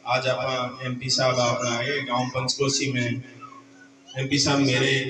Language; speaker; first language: Hindi; native; Hindi